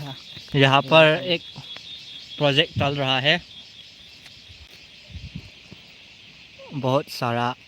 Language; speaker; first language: Hindi; non-native, local second language; Thado Chin